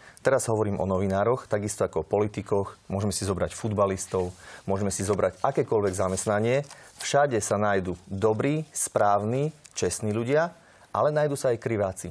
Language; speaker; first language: Slovak; native; Slovak